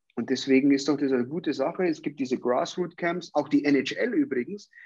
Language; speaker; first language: German; native; German